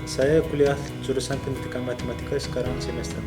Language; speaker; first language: Indonesian; non-native, fluent; Turkmen